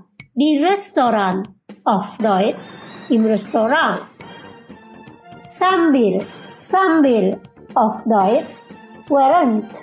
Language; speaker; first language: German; non-native, learner; Indonesian